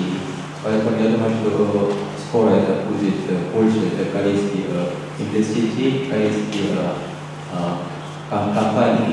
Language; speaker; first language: Russian; non-native, learner; Korean